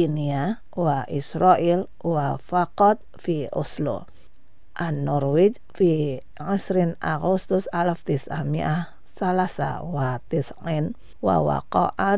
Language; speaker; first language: Arabic; non-native, fluent; Indonesian